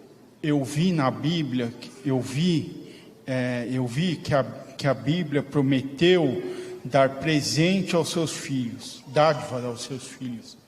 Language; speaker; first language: Portuguese; non-native, fluent; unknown